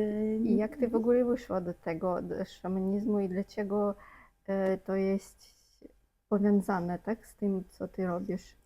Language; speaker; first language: Polish; non-native, fluent; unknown